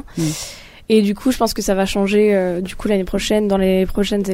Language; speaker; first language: French; native; French